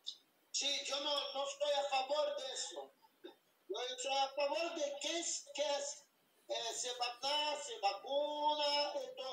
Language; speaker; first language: Spanish; non-native, learner; Portuguese